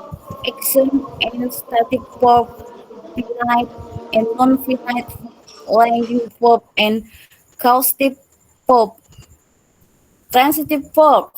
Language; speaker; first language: English; non-native, learner; Indonesian